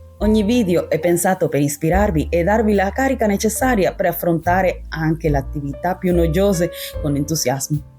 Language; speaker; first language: Italian; non-native, fluent; Spanish